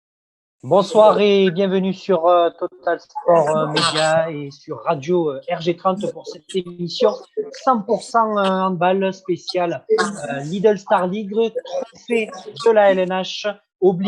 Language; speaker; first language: French; native; French